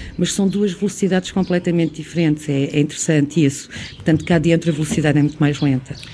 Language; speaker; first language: Portuguese; native; Portuguese